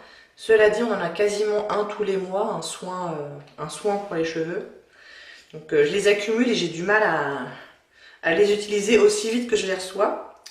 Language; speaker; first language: French; native; French